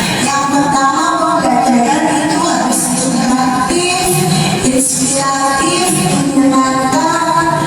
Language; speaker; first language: Indonesian; native; Indonesian